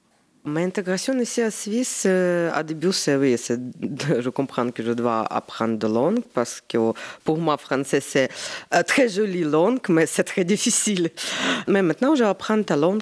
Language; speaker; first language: French; non-native, learner; Ukrainian